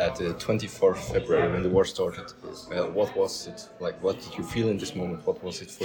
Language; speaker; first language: English; non-native, fluent; German